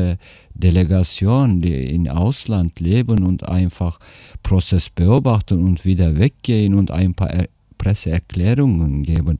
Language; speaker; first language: German; non-native, fluent; Turkish